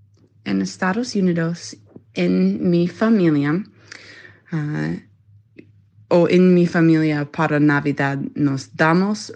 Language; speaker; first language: Spanish; non-native, learner; English